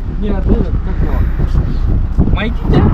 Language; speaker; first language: Russian; non-native, local second language; Kazakh